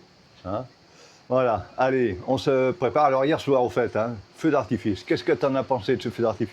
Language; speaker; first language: French; native; French